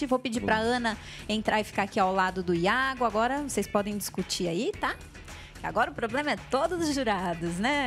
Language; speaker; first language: Portuguese; native; Portuguese